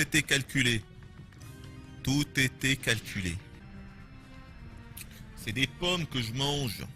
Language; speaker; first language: French; native; French